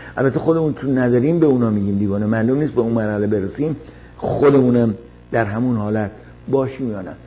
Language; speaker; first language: Persian; native; Persian